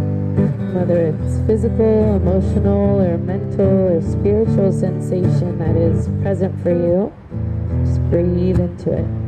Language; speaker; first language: English; native; English